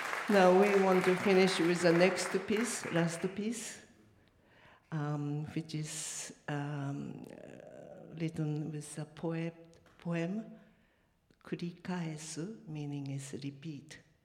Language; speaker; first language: English; non-native, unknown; Japanese